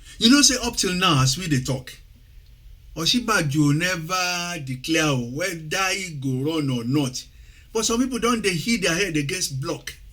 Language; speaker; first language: Nigerian Pidgin; non-native, local second language; Yoruba